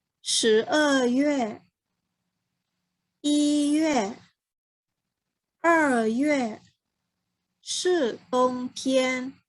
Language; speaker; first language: Chinese; non-native, fluent; Thai